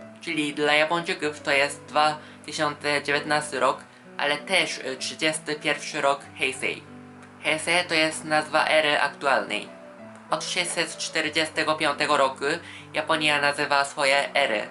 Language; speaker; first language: Polish; non-native, fluent; Japanese